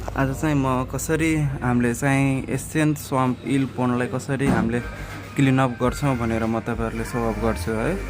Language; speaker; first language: Nepali; non-native, local second language; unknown